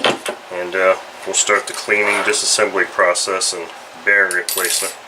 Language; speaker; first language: English; native; English